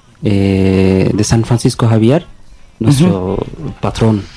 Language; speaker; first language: Spanish; non-native, learner; Bangla